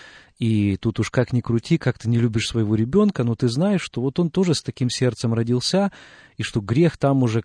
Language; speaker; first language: Russian; native; Russian